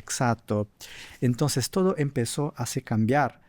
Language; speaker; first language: Spanish; non-native, fluent; Portuguese